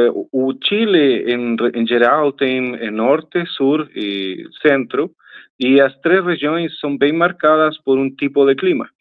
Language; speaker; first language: Portuguese; non-native, fluent; Spanish